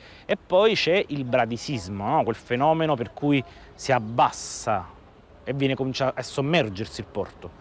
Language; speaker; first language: Italian; native; Italian